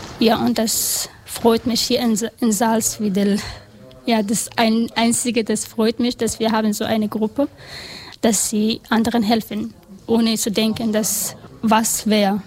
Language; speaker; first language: German; non-native, learner; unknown